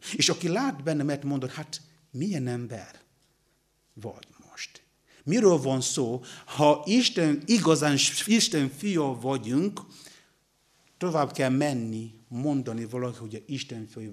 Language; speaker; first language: Hungarian; non-native, learner; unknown